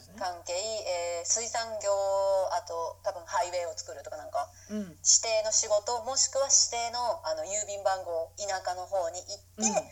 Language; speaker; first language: Japanese; native; Japanese